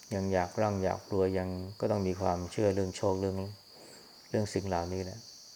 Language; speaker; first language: Thai; native; Thai